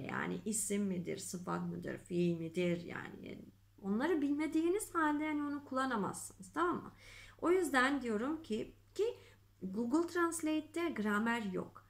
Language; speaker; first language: Turkish; non-native, fluent; Macedonian